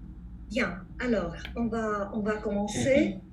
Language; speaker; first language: French; non-native, fluent; Romanian